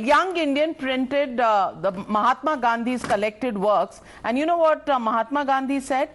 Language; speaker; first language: English; non-native, local second language; Hindi